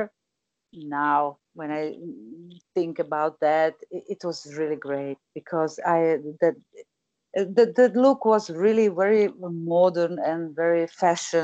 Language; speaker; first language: English; non-native, fluent; Croatian